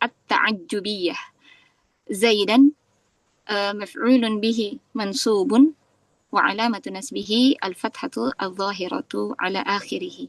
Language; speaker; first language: Arabic; non-native, learner; Indonesian